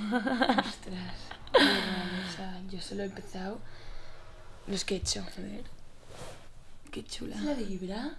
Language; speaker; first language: Spanish; non-native, local second language; Catalan